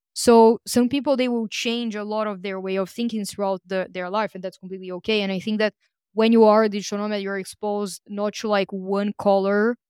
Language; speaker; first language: English; non-native, fluent; Portuguese